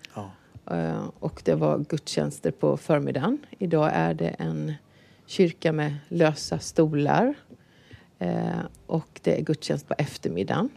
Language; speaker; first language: Swedish; native; Swedish